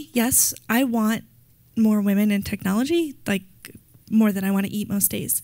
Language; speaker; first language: English; native; English